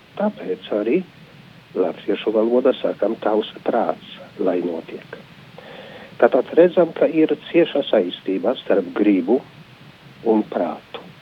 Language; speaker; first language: Latvian; non-native, fluent; Polish